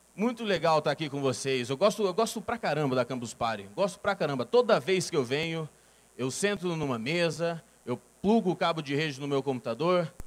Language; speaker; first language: Portuguese; native; Portuguese